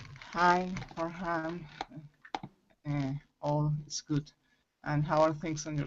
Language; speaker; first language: English; non-native, learner; Spanish